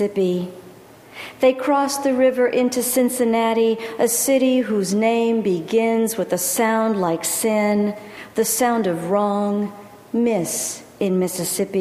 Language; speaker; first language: English; native; English